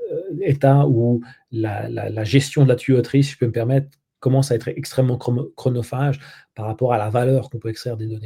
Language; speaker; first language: French; native; French